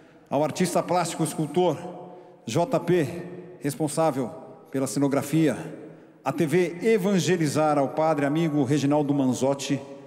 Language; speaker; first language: Portuguese; native; Portuguese